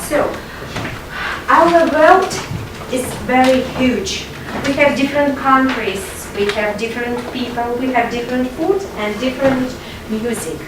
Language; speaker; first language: English; non-native, fluent; Russian